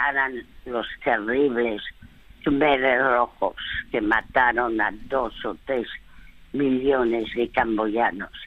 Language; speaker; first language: Spanish; early bilingual, other home language; French